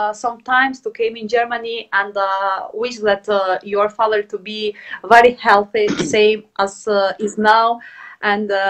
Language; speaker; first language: English; non-native, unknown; Albanian